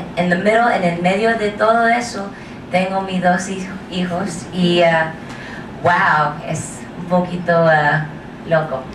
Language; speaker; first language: Spanish; non-native, learner; English